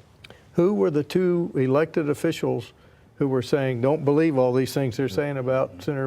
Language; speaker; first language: English; native; English